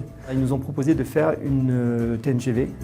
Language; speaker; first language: French; native; French